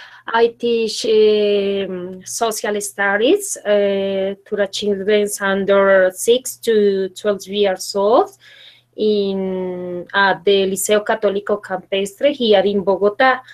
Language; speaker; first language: English; non-native, learner; Spanish